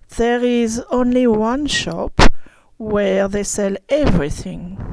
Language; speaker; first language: English; non-native, fluent; French